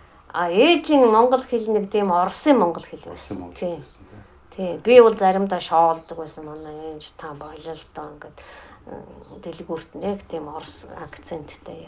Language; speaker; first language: Mongolian; non-native, fluent; Russian